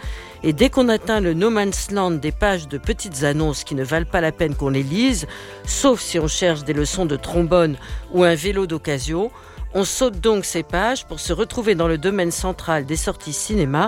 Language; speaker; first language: French; native; French